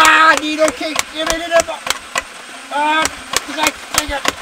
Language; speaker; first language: German; native; German